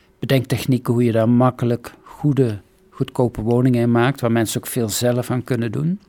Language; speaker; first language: Dutch; native; Dutch